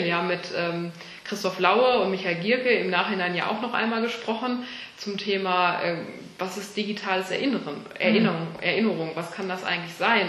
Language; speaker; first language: German; native; German